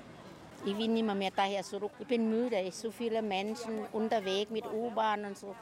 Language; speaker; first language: German; non-native, learner; Thai